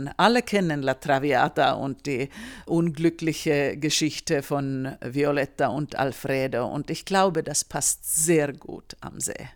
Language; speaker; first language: German; non-native, fluent; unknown